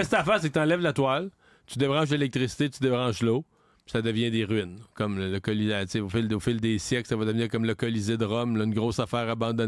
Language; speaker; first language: French; native; French